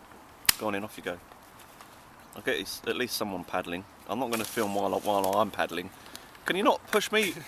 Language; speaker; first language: English; native; English